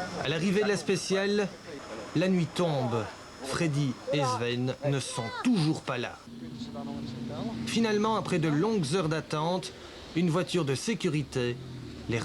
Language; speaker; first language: French; native; French